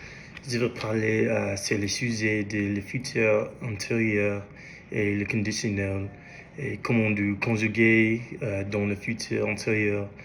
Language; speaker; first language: French; non-native, learner; English